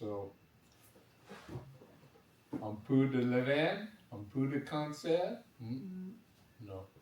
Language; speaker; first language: French; non-native, learner; English